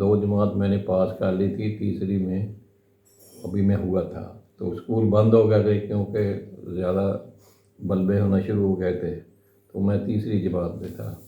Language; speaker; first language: Urdu; non-native, local second language; Punjabi